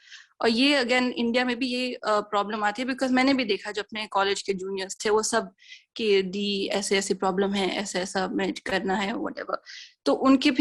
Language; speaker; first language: Hindi; native; Hindi